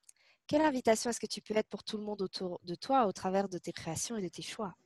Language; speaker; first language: French; native; French